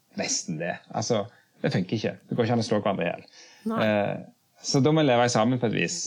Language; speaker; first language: Norwegian; native; Norwegian